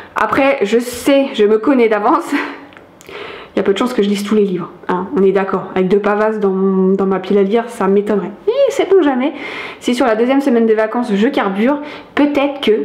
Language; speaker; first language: French; native; French